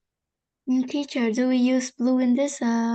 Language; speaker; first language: English; non-native, learner; Vietnamese